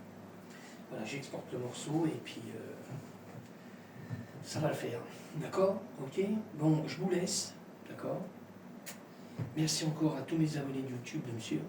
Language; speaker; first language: French; native; French